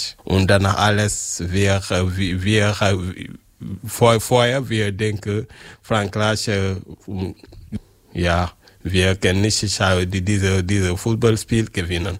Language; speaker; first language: German; non-native, learner; French